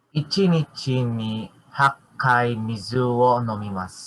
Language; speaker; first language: Japanese; non-native, learner; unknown